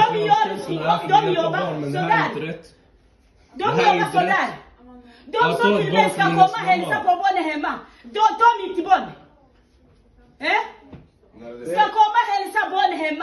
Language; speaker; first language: Swedish; non-native, learner; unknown